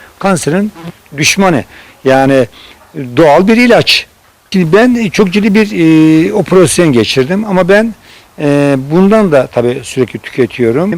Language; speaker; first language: Turkish; native; Turkish